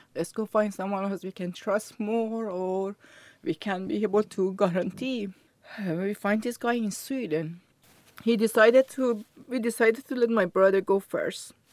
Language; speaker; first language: English; non-native, learner; Persian